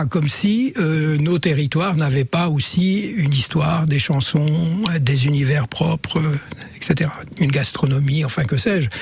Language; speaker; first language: French; native; French